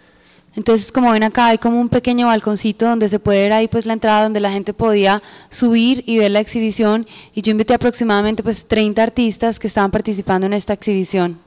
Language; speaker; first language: Spanish; native; Spanish